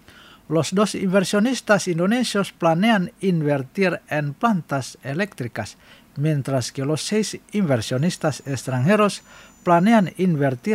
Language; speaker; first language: Spanish; non-native, fluent; Indonesian